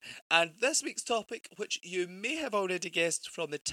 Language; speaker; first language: English; native; English